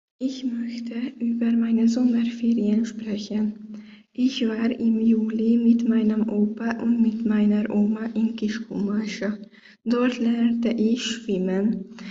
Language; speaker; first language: German; non-native, learner; Hungarian